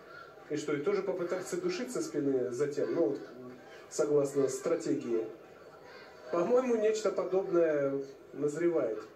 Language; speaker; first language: Russian; native; Russian